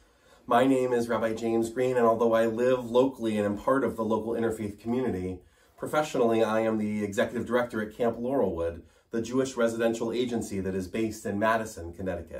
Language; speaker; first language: English; native; English